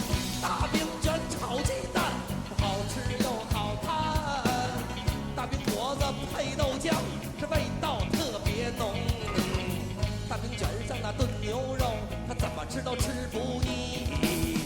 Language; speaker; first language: Chinese; native; Chinese